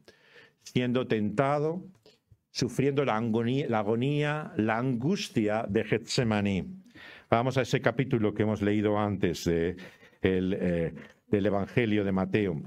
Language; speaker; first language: Spanish; native; Spanish